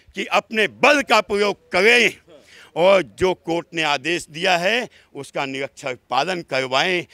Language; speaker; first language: Hindi; native; Hindi